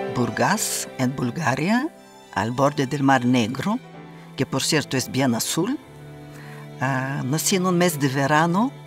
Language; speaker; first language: Spanish; non-native, fluent; Bulgarian